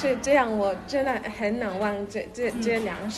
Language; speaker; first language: Chinese; non-native, learner; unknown